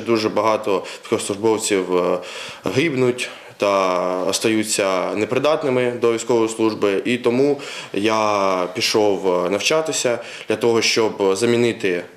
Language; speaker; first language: Ukrainian; native; Ukrainian